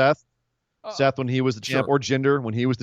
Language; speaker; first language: English; native; English